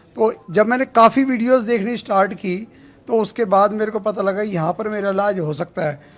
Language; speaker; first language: Hindi; native; Hindi